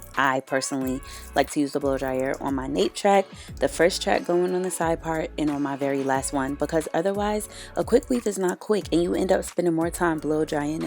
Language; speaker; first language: English; native; English